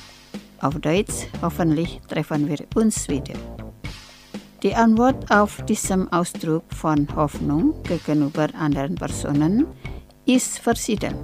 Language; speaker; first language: German; non-native, fluent; Indonesian